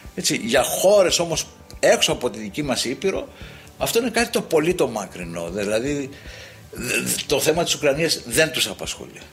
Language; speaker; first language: Greek; native; Greek